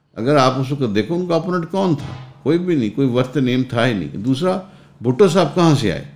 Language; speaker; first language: Urdu; non-native, local second language; Punjabi